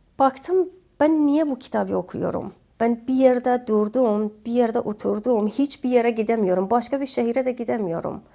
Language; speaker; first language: Turkish; non-native, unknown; Kurdish